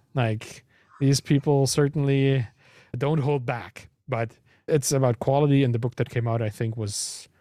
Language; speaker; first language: English; non-native, fluent; German